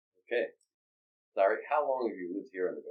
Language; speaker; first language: English; native; English